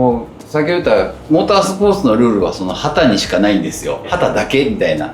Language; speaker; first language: Japanese; native; Japanese